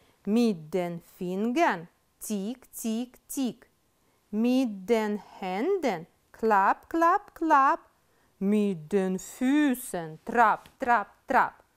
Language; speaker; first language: German; non-native, fluent; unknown